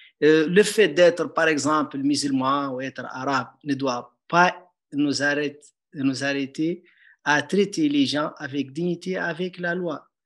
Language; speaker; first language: French; non-native, local second language; Arabic